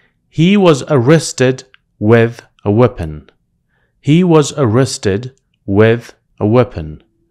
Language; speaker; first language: English; non-native, fluent; Persian